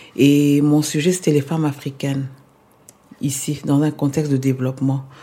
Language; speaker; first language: French; non-native, local second language; Lingala